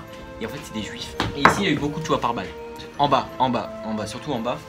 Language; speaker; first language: French; native; French